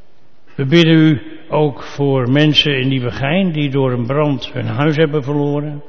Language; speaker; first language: Dutch; native; Dutch